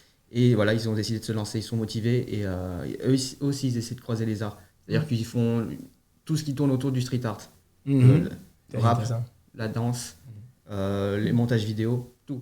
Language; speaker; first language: French; native; French